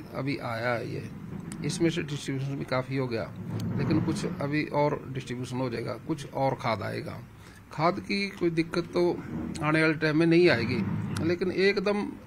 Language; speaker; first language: Hindi; native; Hindi